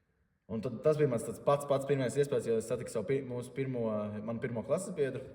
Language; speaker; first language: Latvian; native; Latvian